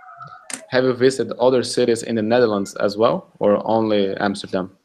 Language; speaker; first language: English; non-native, fluent; Russian